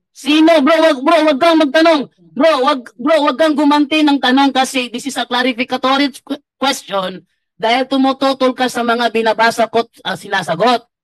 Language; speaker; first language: Filipino; native; Filipino